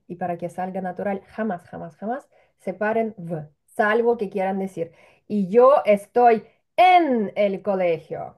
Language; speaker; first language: Spanish; non-native, fluent; Ukrainian